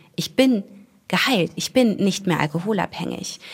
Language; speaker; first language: German; native; German